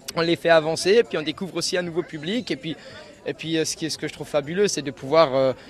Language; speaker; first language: French; native; French